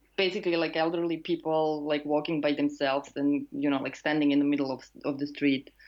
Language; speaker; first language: English; non-native, fluent; Serbian